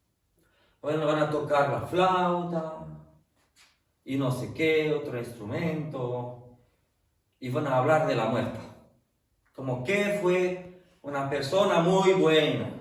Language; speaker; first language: Spanish; non-native, fluent; French